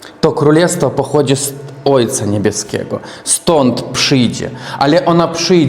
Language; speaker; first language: Polish; non-native, learner; Russian